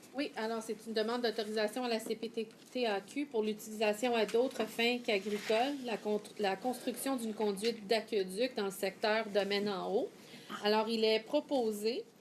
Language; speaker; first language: French; native; French